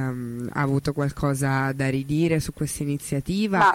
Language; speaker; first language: Italian; native; Italian